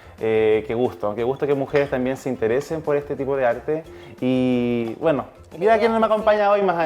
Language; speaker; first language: Spanish; native; Spanish